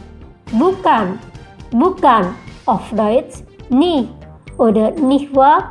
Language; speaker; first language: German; non-native, fluent; Indonesian